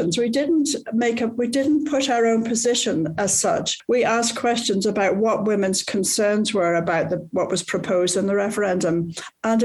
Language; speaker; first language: English; native; English